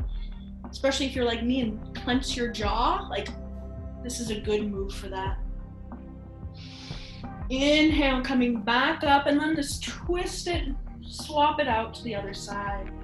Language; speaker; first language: English; native; English